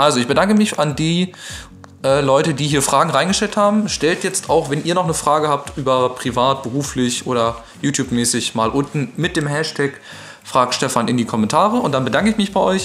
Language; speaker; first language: German; native; German